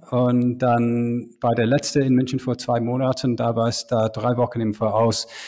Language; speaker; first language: German; non-native, fluent; English